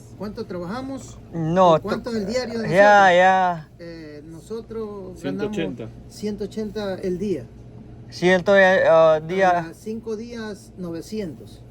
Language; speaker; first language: Spanish; non-native, learner; Gujarati